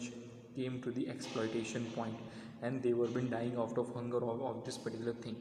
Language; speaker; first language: English; non-native, local second language; Hindi